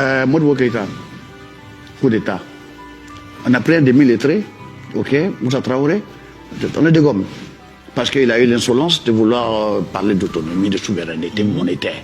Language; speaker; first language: French; non-native, local second language; Dyula